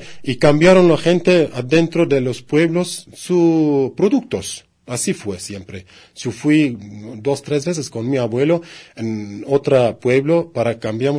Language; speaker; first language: Spanish; non-native, learner; Kurdish